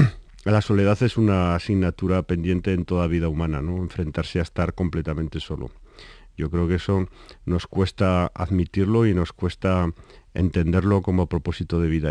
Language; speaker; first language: Spanish; native; Spanish